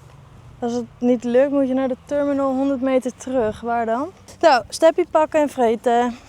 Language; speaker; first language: Dutch; native; Dutch